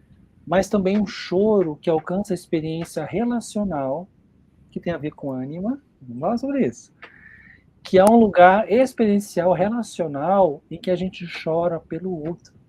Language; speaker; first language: Portuguese; native; Portuguese